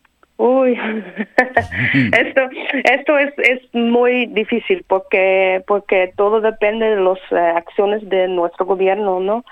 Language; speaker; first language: Spanish; non-native, fluent; Dutch